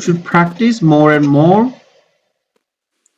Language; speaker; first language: English; non-native, fluent; Bangla